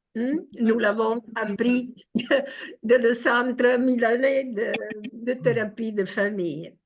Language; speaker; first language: French; non-native, fluent; Italian